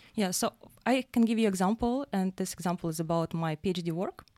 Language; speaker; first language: English; non-native, fluent; Russian